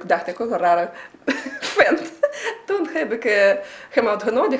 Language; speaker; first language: Dutch; non-native, fluent; Russian